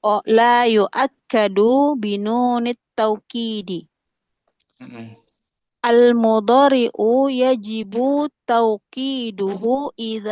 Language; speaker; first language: Arabic; non-native, learner; Indonesian